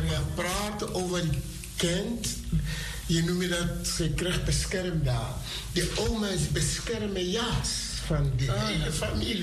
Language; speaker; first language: Dutch; non-native, learner; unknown